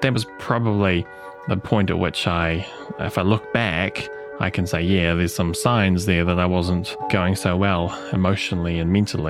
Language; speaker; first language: English; native; English